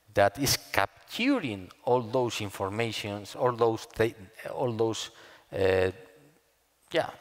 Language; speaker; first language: English; non-native, fluent; Spanish